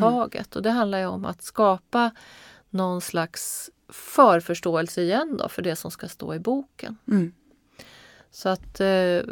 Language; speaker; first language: Swedish; native; Swedish